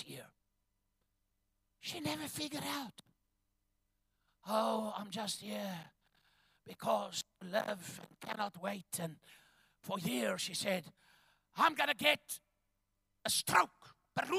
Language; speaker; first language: English; non-native, local second language; Afrikaans